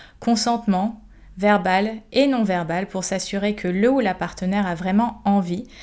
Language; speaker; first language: French; native; French